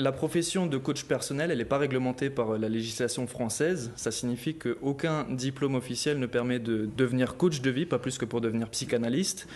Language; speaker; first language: French; native; French